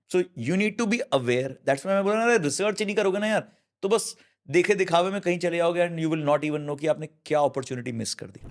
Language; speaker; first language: Hindi; native; Hindi